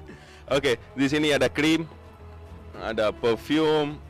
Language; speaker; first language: Indonesian; non-native, fluent; Urdu